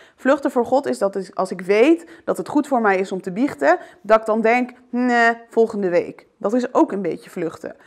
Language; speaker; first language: Dutch; early bilingual, other home language; Arabic